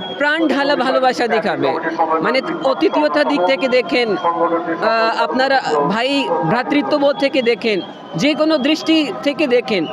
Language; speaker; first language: Bangla; non-native, fluent; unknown